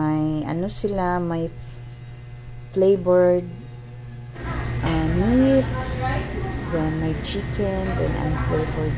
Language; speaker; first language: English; non-native, local second language; Filipino